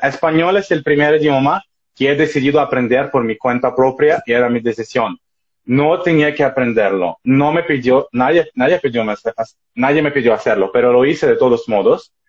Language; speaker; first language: Spanish; non-native, fluent; Russian